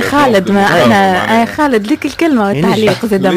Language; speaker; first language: Arabic; native; Arabic